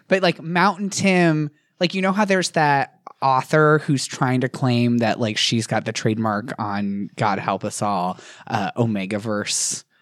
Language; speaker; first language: English; native; English